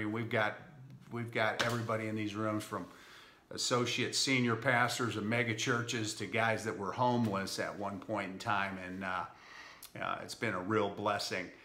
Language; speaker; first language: English; native; English